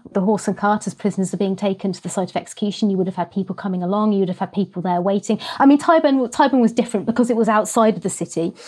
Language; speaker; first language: English; native; English